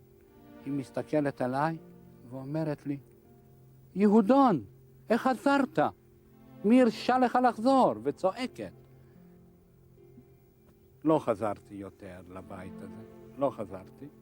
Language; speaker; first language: Hebrew; non-native, fluent; Hungarian